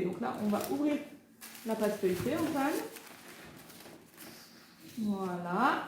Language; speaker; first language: French; native; French